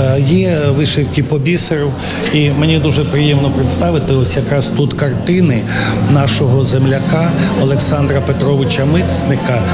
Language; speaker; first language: Ukrainian; native; Ukrainian